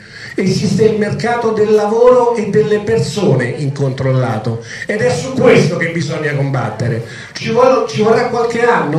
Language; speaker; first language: Italian; native; Italian